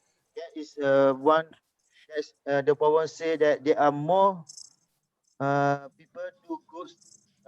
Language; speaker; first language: English; non-native, local second language; Malay